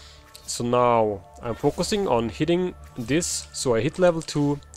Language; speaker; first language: English; non-native, fluent; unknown